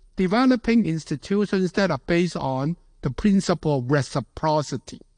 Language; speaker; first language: English; non-native, local second language; Cantonese